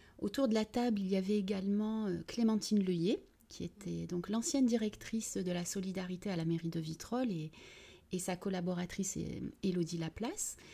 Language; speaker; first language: French; early bilingual, other home language; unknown